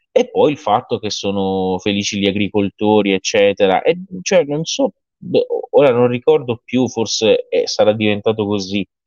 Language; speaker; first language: Italian; non-native, fluent; Persian